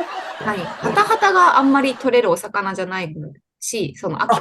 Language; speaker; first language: Japanese; native; Japanese